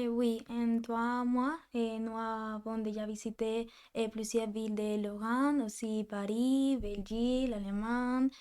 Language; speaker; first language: French; non-native, fluent; Spanish